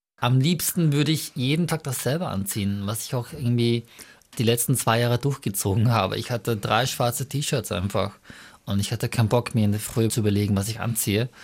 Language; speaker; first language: German; early bilingual, other home language; Mongolian